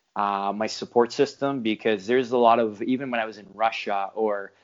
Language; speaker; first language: English; non-native, fluent; French